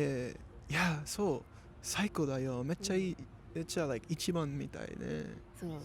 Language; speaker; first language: Japanese; non-native, learner; English